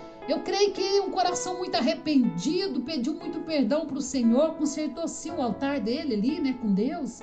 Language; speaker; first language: Portuguese; native; Portuguese